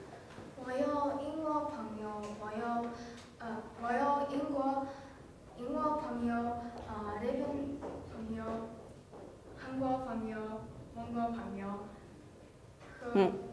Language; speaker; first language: Chinese; non-native, learner; Mongolian